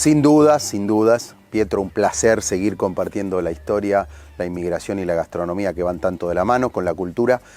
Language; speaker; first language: Spanish; native; Spanish